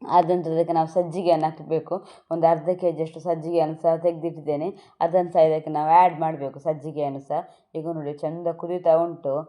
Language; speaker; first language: Kannada; non-native, local second language; Tulu